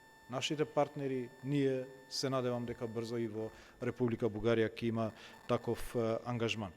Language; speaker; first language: Macedonian; non-native, local second language; Albanian